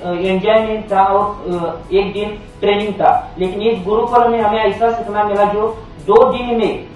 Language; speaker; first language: Hindi; non-native, local second language; Marathi